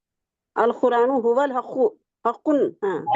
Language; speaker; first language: Arabic; non-native, learner; Urdu